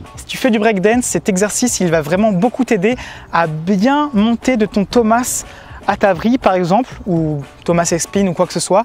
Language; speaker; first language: French; native; French